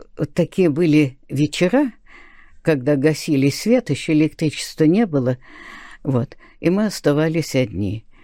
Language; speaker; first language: Russian; early bilingual, other home language; Spanish